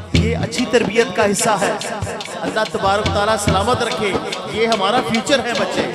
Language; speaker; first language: Urdu; non-native, local second language; Punjabi